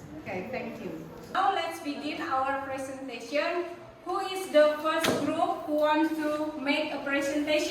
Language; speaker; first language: English; non-native, fluent; Indonesian